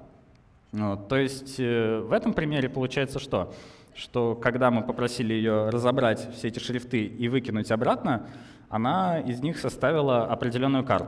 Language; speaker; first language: Russian; native; Russian